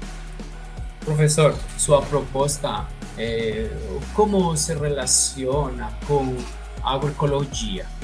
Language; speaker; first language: Portuguese; non-native, fluent; Spanish